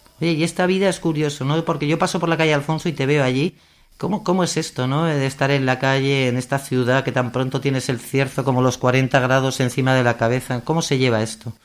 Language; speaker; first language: Spanish; native; Spanish